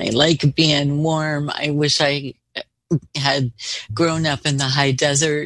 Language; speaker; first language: English; native; English